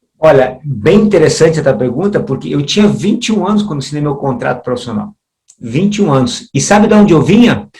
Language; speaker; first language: Portuguese; early bilingual, other home language; Spanish